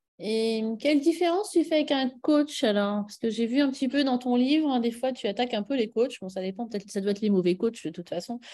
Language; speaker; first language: French; native; French